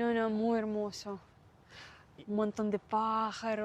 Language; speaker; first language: Spanish; non-native, fluent; Russian